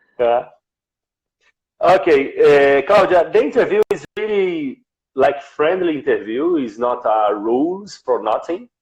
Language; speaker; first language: English; non-native, learner; Portuguese